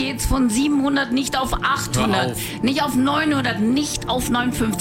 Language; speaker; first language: German; native; German